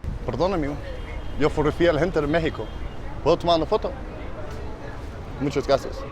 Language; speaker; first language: Spanish; non-native, learner; Danish